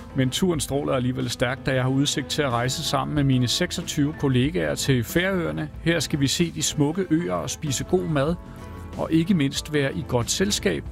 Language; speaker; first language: Danish; native; Danish